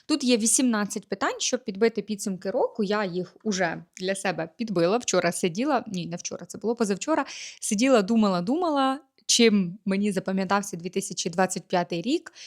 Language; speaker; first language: Ukrainian; native; Ukrainian